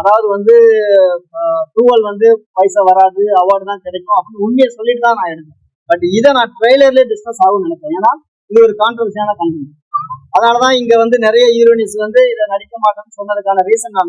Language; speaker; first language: Tamil; native; Tamil